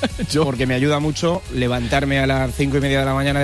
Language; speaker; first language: Spanish; native; Spanish